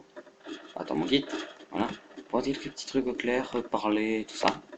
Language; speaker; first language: French; native; French